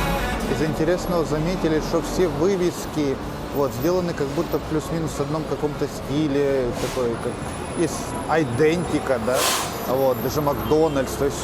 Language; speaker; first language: Russian; native; Russian